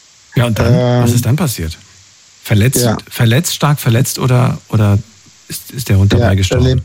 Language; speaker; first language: German; native; German